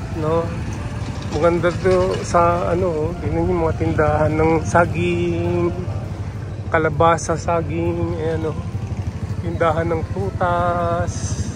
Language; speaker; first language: Filipino; native; Filipino